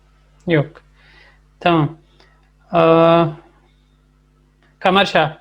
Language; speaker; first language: Turkish; non-native, fluent; Urdu